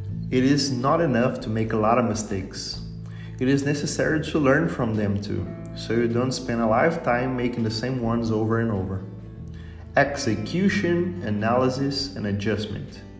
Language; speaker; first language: English; non-native, fluent; Portuguese